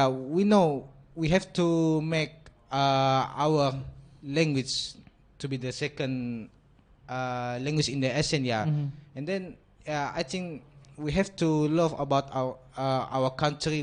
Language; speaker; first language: English; non-native, learner; Indonesian